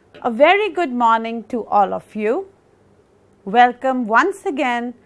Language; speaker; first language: English; non-native, local second language; Punjabi